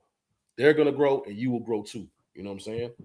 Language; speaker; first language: English; native; English